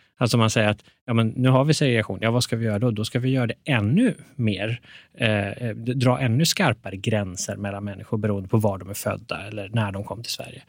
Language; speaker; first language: Swedish; early bilingual, other home language; Persian